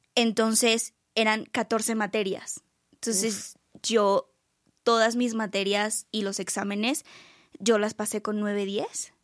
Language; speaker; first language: Spanish; native; Spanish